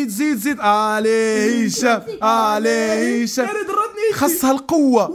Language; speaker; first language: Arabic; native; Arabic